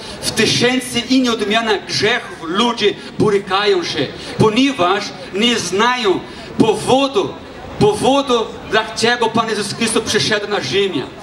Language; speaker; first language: Polish; non-native, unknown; Portuguese